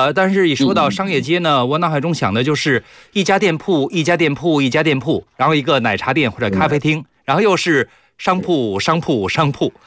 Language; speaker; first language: Chinese; native; Chinese